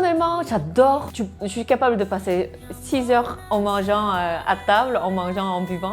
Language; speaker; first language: French; non-native, fluent; Korean